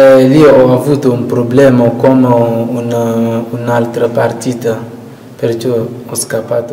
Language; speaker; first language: Italian; non-native, learner; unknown